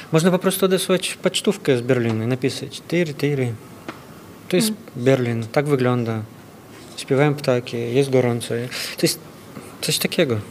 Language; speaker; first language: Polish; non-native, fluent; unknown